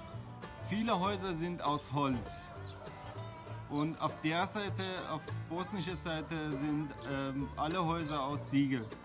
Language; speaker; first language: German; non-native, fluent; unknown